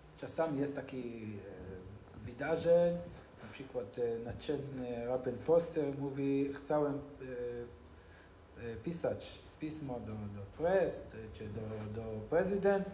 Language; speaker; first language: Polish; non-native, learner; Hebrew